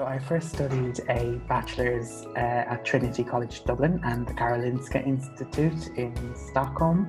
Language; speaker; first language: English; native; English